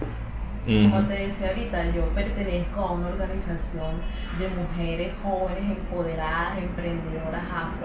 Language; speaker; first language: Spanish; native; Spanish